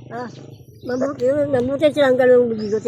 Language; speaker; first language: Filipino; non-native, local second language; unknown